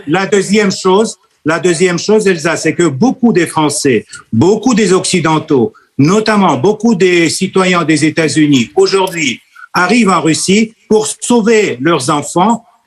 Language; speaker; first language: French; non-native, fluent; Russian